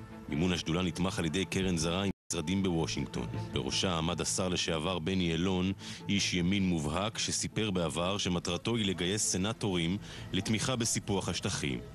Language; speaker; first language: Hebrew; native; Hebrew